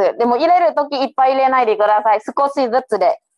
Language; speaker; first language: Japanese; non-native, learner; Vietnamese